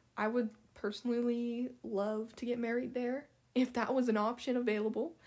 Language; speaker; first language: English; native; English